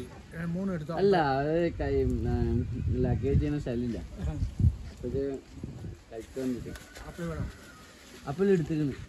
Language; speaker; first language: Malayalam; non-native, local second language; Bangla